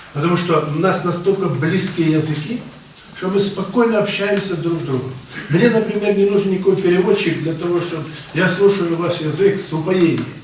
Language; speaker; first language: Russian; non-native, local second language; Ukrainian